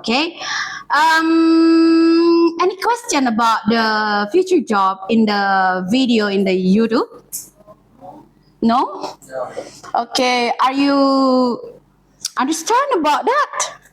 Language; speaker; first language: English; non-native, learner; Indonesian